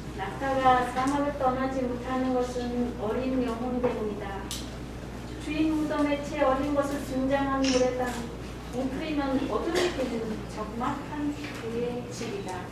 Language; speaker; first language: Korean; non-native, fluent; Mongolian